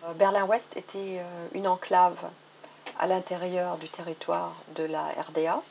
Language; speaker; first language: French; non-native, fluent; German